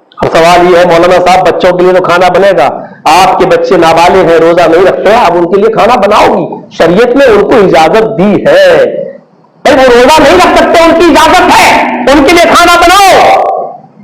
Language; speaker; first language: Urdu; native; Urdu